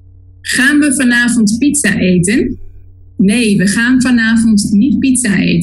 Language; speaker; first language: Dutch; non-native, learner; Spanish